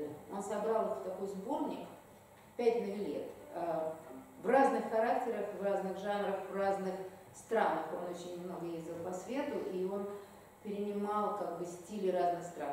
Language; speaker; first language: Russian; native; Russian